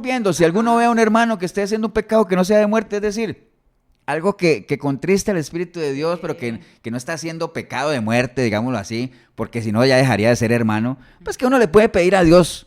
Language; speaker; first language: Spanish; native; Spanish